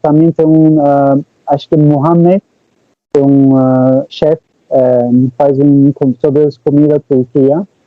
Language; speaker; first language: Portuguese; non-native, learner; Turkish